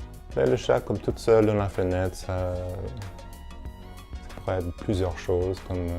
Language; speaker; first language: French; non-native, fluent; German